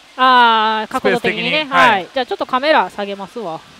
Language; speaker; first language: Japanese; native; Japanese